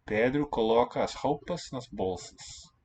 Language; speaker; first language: Portuguese; non-native, learner; English